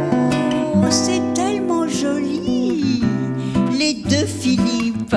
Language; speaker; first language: French; native; French